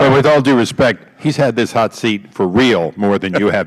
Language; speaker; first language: English; native; English